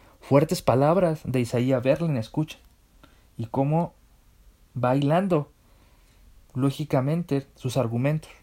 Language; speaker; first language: Spanish; native; Spanish